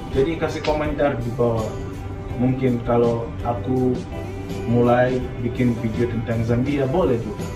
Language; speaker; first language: Malay; non-native, fluent; Nyanja